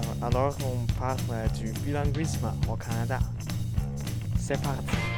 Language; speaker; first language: French; non-native, learner; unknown